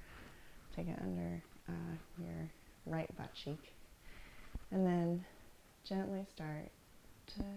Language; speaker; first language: English; native; English